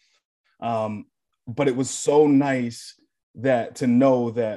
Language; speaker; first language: English; native; English